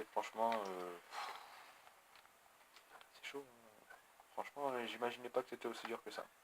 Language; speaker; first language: French; native; French